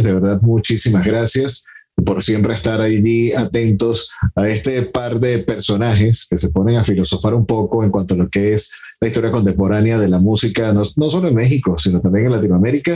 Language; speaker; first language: Spanish; native; Spanish